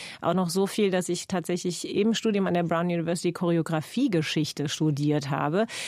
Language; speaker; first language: German; non-native, fluent; English